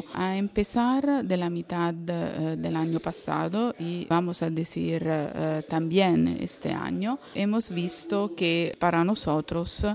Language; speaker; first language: Spanish; non-native, fluent; Italian